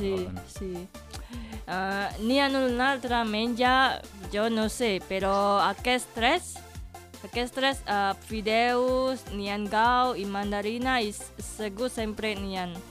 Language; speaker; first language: Catalan; non-native, learner; Indonesian